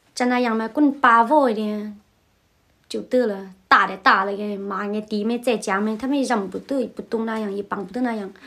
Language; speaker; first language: Chinese; non-native, fluent; Vietnamese